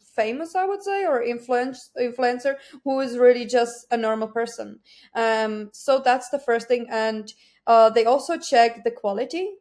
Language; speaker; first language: English; non-native, fluent; Czech